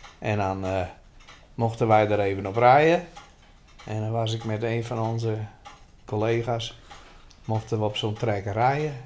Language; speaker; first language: Dutch; non-native, local second language; Western Frisian